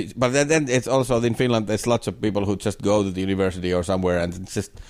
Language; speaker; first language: English; non-native, fluent; Finnish